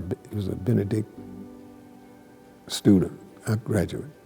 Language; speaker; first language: English; native; English